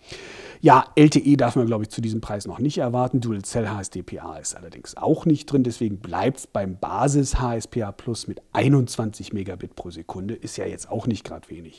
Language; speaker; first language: German; native; German